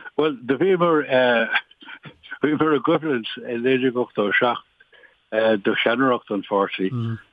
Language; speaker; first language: Irish; non-native, local second language; English